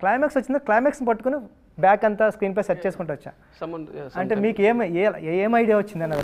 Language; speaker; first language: Telugu; native; Telugu